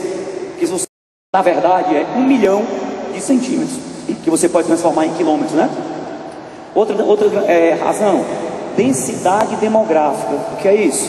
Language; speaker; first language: Portuguese; native; Portuguese